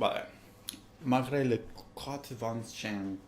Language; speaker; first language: French; non-native, learner; Spanish